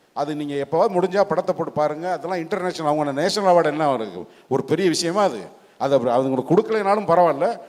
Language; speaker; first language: Tamil; native; Tamil